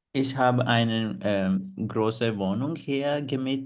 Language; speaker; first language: German; non-native, learner; Punjabi